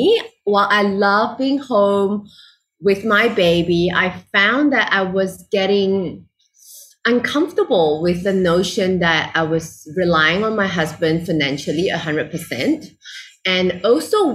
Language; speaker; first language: English; non-native, local second language; Chinese